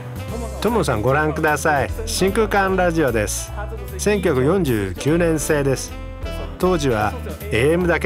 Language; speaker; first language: Japanese; non-native, fluent; Chinese